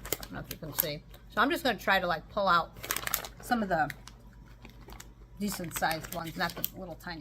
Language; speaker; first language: English; native; English